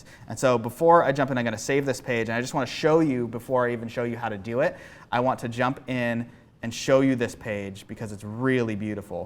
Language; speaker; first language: English; native; English